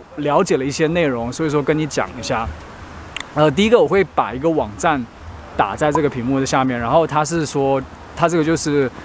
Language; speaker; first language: Chinese; native; Chinese